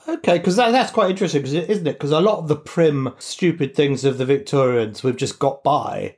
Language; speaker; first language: English; native; English